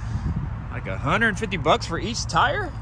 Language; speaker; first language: English; native; English